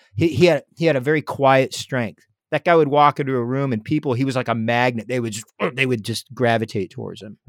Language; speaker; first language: English; native; English